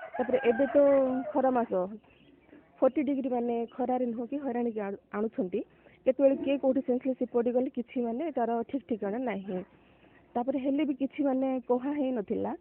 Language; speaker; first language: Odia; native; Odia